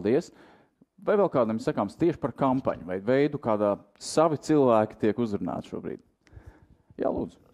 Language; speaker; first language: Latvian; native; Latvian